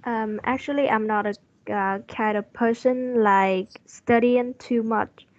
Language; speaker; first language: English; non-native, learner; Vietnamese